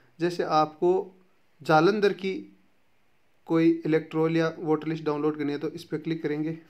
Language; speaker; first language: Hindi; native; Hindi